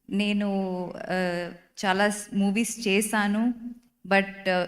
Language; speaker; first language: Telugu; non-native, fluent; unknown